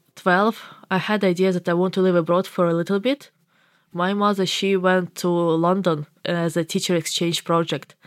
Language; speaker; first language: English; non-native, fluent; Ukrainian